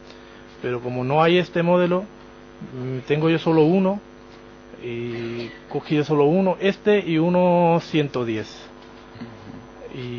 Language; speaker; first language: Spanish; non-native, learner; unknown